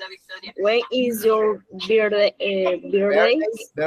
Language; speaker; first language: English; non-native, learner; Spanish